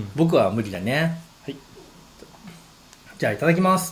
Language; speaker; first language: Japanese; non-native, fluent; English